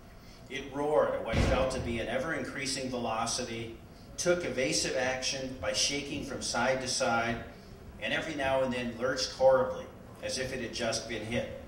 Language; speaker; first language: English; native; English